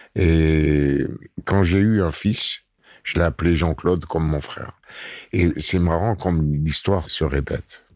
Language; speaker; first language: French; native; French